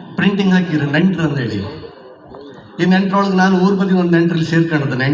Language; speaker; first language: Kannada; native; Kannada